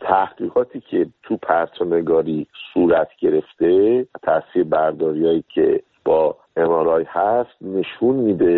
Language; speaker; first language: Persian; native; Persian